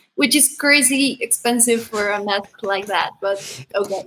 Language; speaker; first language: English; non-native, fluent; Spanish